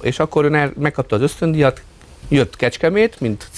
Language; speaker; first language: Hungarian; native; Hungarian